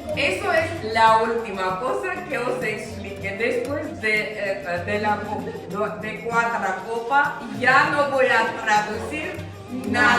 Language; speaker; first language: Spanish; non-native, fluent; Armenian